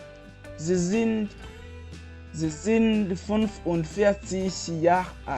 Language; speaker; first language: German; non-native, fluent; Kinyarwanda